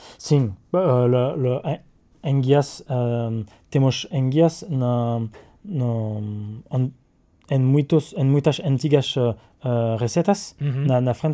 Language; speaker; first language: Portuguese; non-native, learner; French